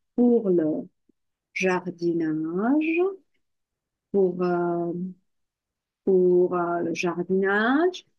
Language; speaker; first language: French; non-native, fluent; Czech